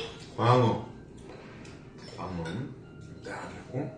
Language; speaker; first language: Korean; native; Korean